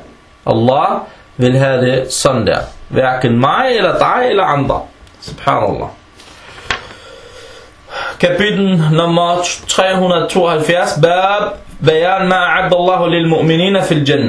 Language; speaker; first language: Danish; early bilingual, other home language; Arabic